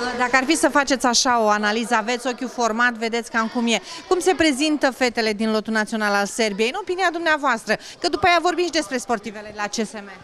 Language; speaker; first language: Romanian; native; Romanian